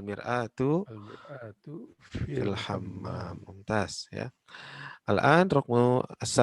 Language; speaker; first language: Arabic; non-native, fluent; Indonesian